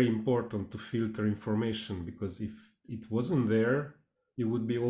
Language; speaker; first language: English; non-native, fluent; Hungarian